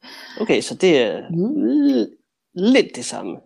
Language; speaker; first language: Danish; early bilingual, heritage; Danish